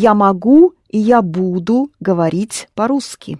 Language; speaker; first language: Russian; non-native, fluent; English